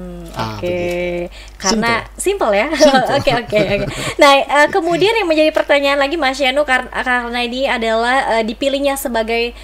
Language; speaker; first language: Indonesian; native; Indonesian